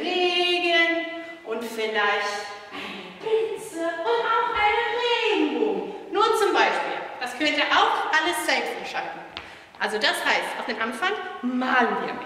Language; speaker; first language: German; non-native, fluent; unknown